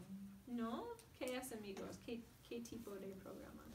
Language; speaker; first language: Spanish; non-native, fluent; English